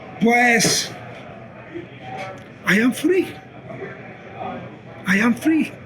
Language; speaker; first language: English; non-native, learner; Spanish